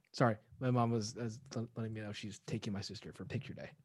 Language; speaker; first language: English; early bilingual, other home language; Filipino